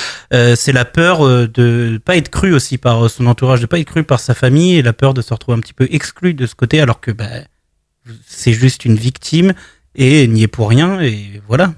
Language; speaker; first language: French; native; French